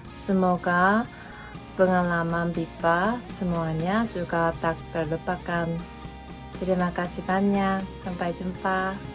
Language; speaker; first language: Indonesian; non-native, learner; Korean